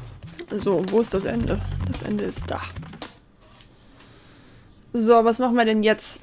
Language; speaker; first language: German; native; German